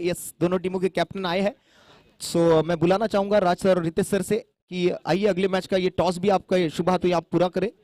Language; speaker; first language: Hindi; non-native, local second language; Marathi